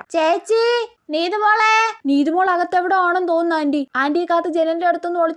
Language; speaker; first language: Malayalam; native; Malayalam